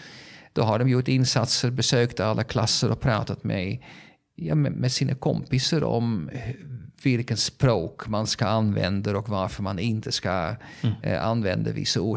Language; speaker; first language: Swedish; non-native, fluent; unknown